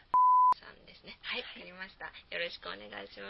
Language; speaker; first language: Japanese; native; Japanese